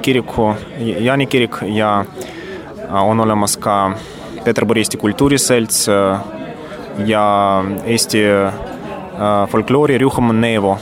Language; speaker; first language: Estonian; non-native, learner; Russian